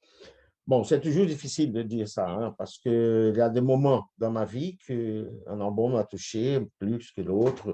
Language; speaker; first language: French; non-native, fluent; Portuguese